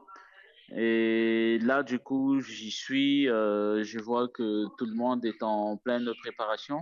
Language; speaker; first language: French; non-native, local second language; Malagasy